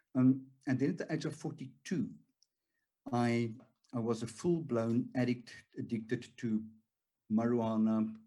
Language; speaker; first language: English; non-native, local second language; Afrikaans